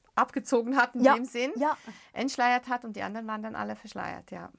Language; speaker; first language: German; early bilingual, other home language; Arabic